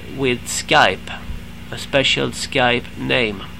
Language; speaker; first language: English; non-native, learner; Swedish